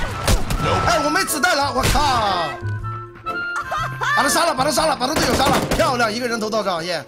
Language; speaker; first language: Chinese; native; Chinese